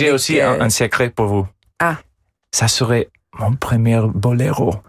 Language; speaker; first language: French; non-native, fluent; English